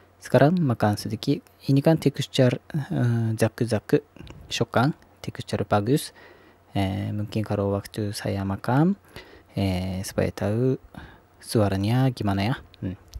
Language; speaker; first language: Indonesian; non-native, learner; Japanese